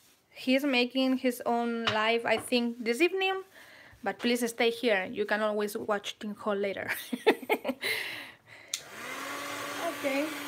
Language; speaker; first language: English; non-native, fluent; Spanish